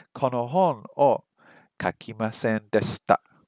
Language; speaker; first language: Japanese; non-native, learner; English